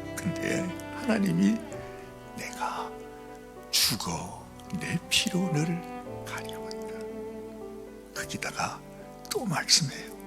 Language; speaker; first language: Korean; native; Korean